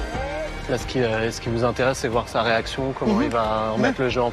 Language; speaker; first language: French; native; French